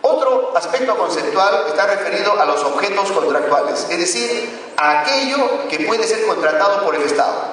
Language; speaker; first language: Spanish; native; Spanish